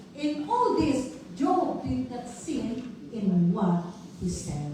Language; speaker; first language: English; non-native, local second language; Filipino